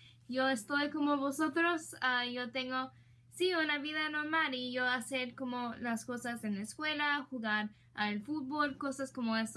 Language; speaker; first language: Spanish; non-native, learner; English